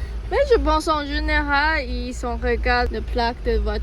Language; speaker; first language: French; non-native, learner; Chinese